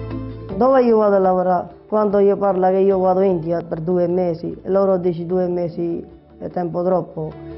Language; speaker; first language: Italian; non-native, learner; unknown